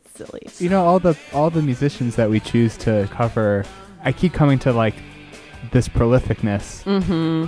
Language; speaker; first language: English; native; English